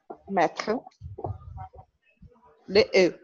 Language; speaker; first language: French; non-native, learner; Portuguese